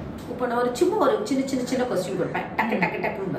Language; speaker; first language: Tamil; native; Tamil